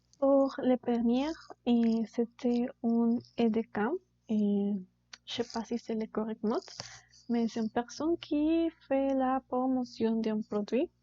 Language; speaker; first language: French; non-native, learner; Spanish